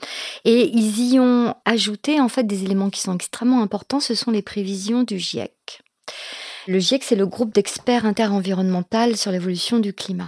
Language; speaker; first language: French; native; French